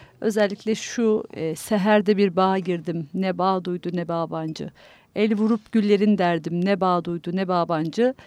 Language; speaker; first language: Turkish; native; Turkish